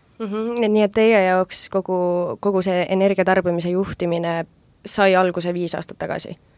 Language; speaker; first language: Estonian; native; Estonian